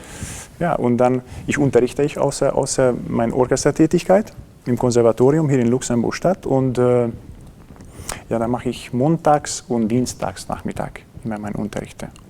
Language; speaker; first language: German; non-native, fluent; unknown